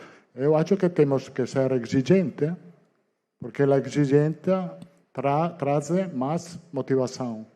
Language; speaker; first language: Portuguese; non-native, learner; Italian